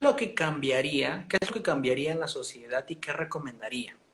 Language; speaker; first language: Spanish; native; Spanish